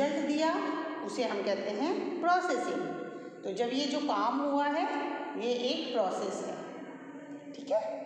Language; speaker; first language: Hindi; native; Hindi